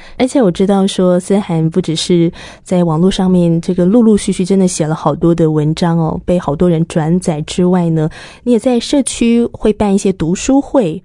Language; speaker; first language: Chinese; native; Chinese